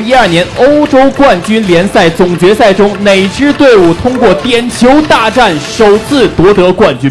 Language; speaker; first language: Chinese; native; Chinese